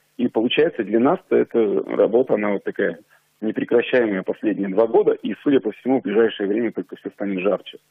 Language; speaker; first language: Russian; native; Russian